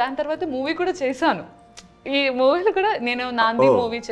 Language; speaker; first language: Telugu; non-native, learner; Malayalam